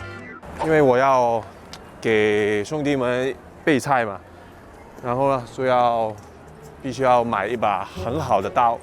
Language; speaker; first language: Chinese; non-native, local second language; Cantonese